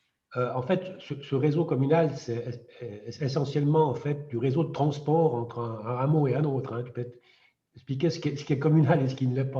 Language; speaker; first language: French; native; French